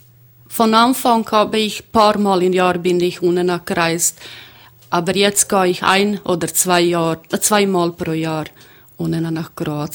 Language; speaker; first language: German; non-native, learner; Croatian